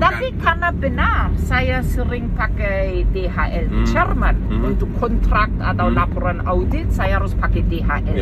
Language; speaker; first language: Indonesian; non-native, fluent; German